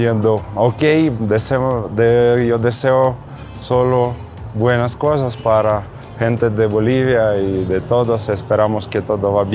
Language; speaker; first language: Spanish; non-native, learner; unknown